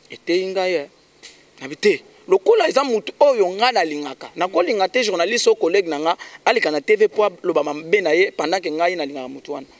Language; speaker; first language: Lingala; native; Lingala